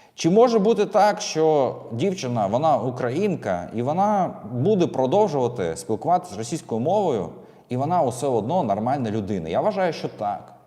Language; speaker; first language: Ukrainian; non-native, local second language; Russian